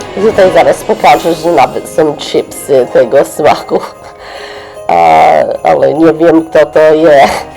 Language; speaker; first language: Polish; early bilingual, heritage; English